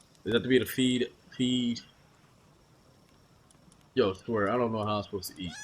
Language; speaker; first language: English; native; English